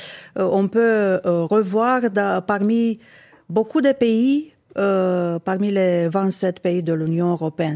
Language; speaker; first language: French; non-native, fluent; Romanian